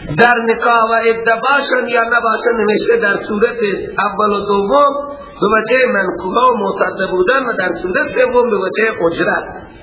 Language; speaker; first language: Persian; non-native, local second language; Baluchi